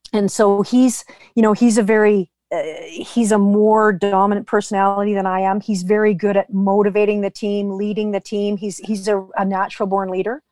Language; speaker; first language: English; native; English